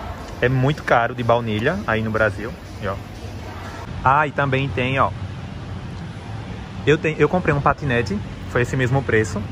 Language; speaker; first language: Portuguese; native; Portuguese